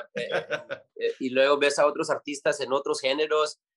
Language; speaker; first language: Spanish; early bilingual, heritage; Spanish